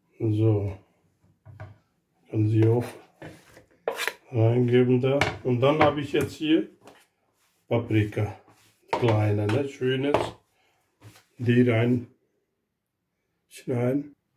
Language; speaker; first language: German; non-native, learner; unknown